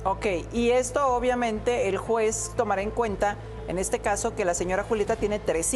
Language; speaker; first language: Spanish; native; Spanish